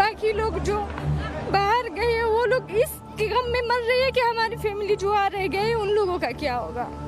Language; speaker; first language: Hindi; non-native, learner; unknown